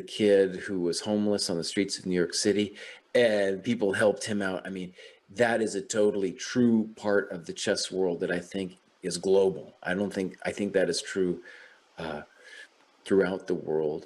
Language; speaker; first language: English; native; English